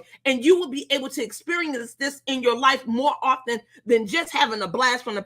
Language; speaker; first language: English; native; English